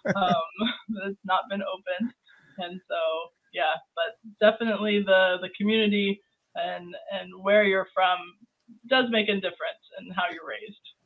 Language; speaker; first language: English; native; English